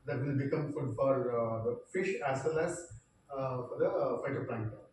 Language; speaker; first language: English; non-native, local second language; Kannada